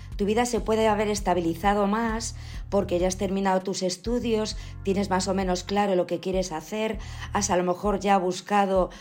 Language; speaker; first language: Spanish; native; Spanish